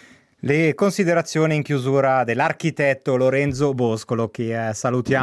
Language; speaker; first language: Italian; native; Italian